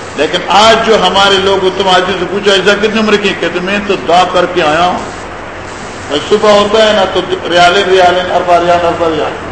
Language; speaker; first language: Urdu; non-native, local second language; Northern Hindko